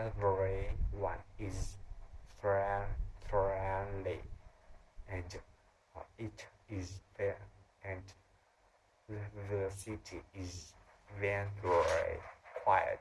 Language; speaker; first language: English; non-native, learner; Vietnamese